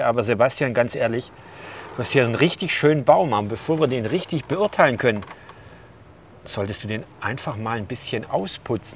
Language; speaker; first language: German; native; German